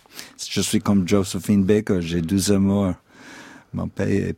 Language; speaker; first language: French; non-native, fluent; English